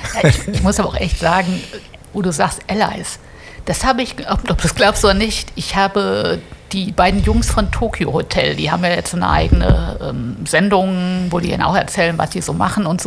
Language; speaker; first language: German; native; German